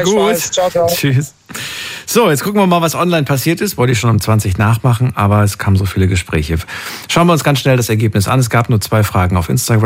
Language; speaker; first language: German; native; German